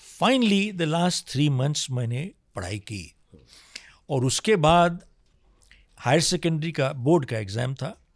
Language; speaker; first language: Hindi; native; Hindi